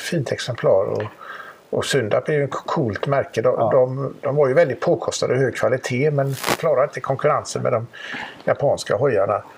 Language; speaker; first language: Swedish; native; Swedish